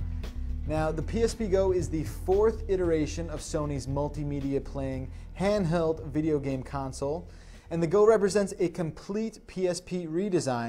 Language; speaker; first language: English; native; English